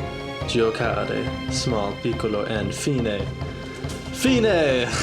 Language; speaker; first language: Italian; non-native, learner; English